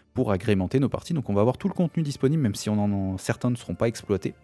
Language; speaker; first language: French; native; French